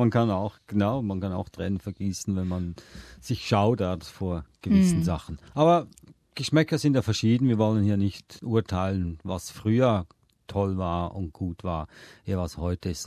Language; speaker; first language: German; native; German